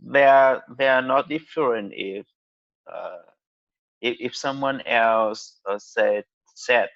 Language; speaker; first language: English; non-native, learner; Vietnamese